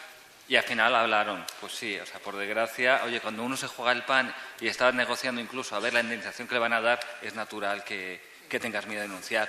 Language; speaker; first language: Spanish; native; Spanish